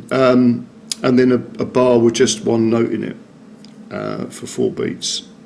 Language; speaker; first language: English; native; English